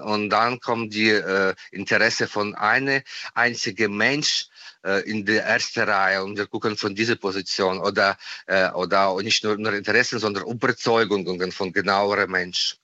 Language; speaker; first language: German; non-native, fluent; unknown